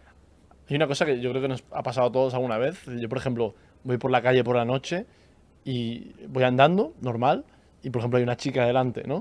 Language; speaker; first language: Spanish; native; Spanish